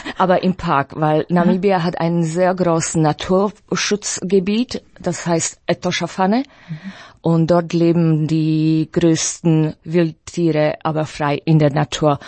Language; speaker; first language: German; non-native, fluent; Slovak